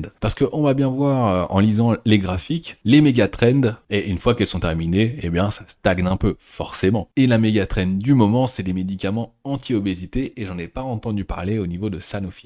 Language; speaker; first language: French; native; French